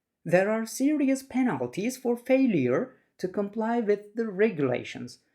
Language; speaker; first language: English; non-native, fluent; Turkish